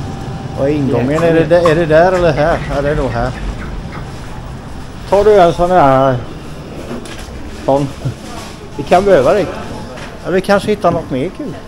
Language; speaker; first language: Swedish; native; Swedish